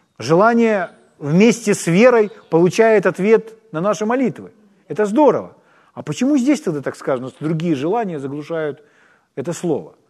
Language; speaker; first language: Russian; non-native, local second language; Ukrainian